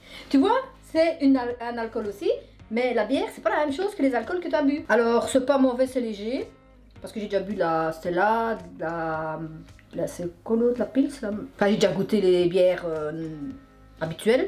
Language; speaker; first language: French; native; French